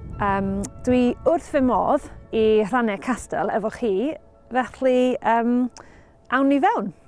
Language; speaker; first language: Welsh; non-native, learner; English